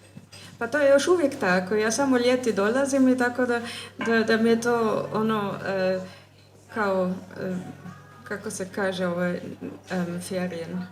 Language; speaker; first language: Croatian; early bilingual, heritage; German